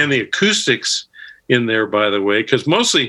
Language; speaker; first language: English; native; English